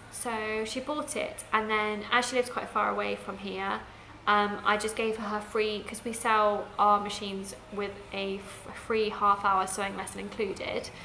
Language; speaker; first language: English; native; English